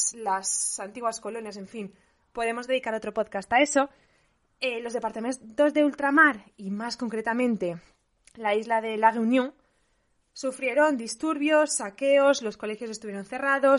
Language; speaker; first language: Spanish; native; Spanish